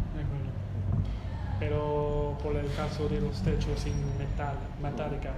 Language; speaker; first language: Spanish; non-native, learner; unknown